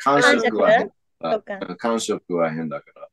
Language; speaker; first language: Japanese; non-native, fluent; English